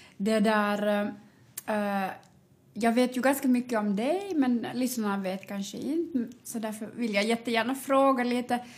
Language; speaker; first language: Swedish; native; Swedish